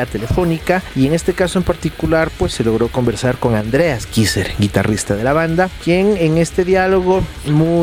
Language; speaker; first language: Spanish; native; Spanish